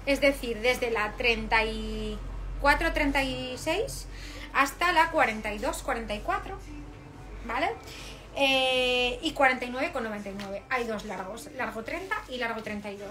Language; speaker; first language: Spanish; native; Spanish